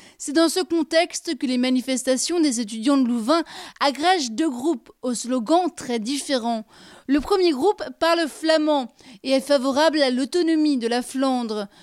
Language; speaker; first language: French; non-native, local second language; Luxembourgish